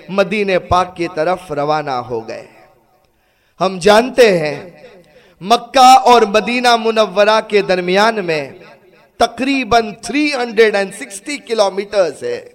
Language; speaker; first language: Urdu; early bilingual, heritage; Urdu